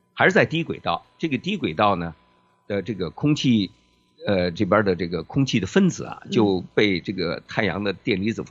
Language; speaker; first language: Chinese; native; Chinese